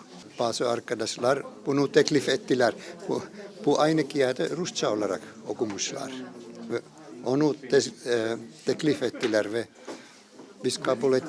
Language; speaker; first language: Turkish; non-native, fluent; Finnish